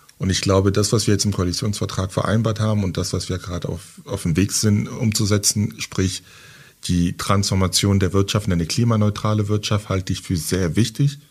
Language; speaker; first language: German; early bilingual, other home language; French